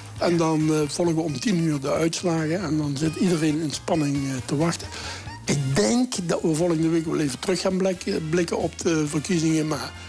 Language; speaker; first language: Dutch; native; Dutch